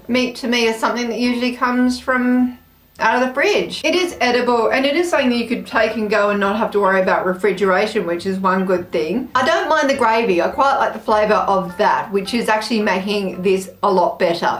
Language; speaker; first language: English; native; English